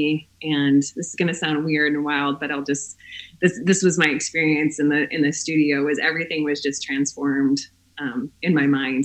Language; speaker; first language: English; native; English